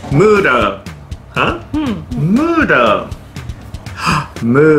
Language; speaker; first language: Japanese; non-native, learner; English